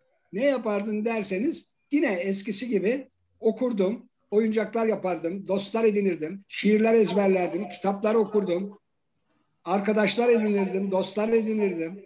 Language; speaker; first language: Turkish; native; Turkish